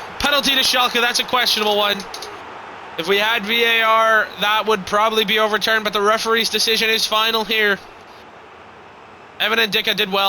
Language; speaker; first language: English; native; English